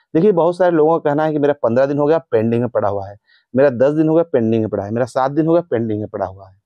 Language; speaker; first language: Hindi; native; Hindi